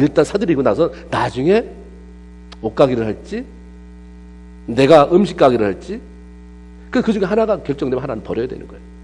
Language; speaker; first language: Korean; native; Korean